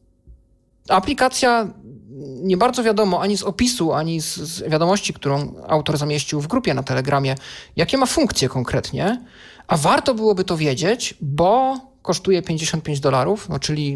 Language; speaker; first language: Polish; native; Polish